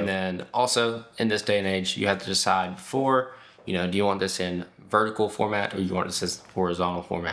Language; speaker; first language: English; native; English